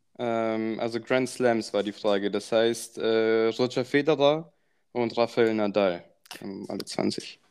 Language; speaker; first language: German; early bilingual, other home language; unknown